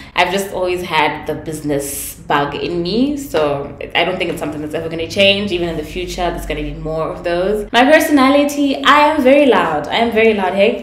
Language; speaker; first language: English; non-native, local second language; Tswana